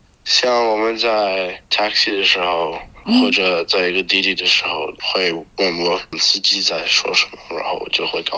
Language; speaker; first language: Chinese; non-native, learner; English